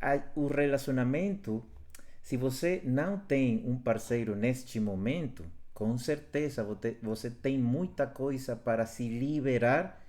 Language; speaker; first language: Portuguese; non-native, fluent; Spanish